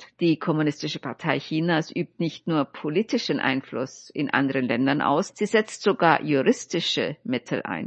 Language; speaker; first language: German; native; German